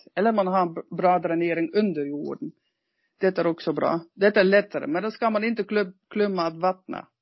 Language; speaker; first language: Swedish; non-native, learner; Dutch